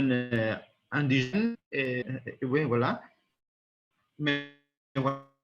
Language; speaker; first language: French; non-native, learner; Spanish